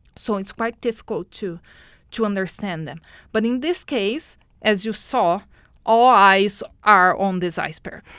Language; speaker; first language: English; non-native, fluent; Portuguese